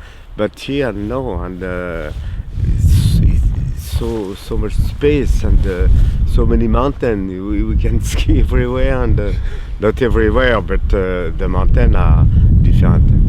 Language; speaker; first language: English; non-native, learner; French